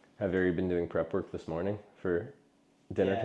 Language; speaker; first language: English; native; English